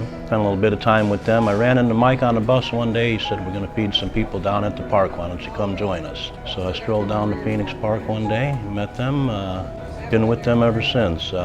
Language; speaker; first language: English; native; English